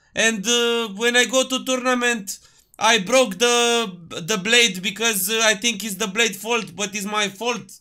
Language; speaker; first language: English; non-native, learner; Romanian